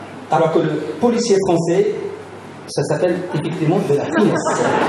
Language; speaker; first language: French; native; French